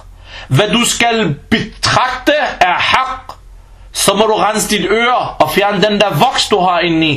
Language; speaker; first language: Danish; early bilingual, other home language; Arabic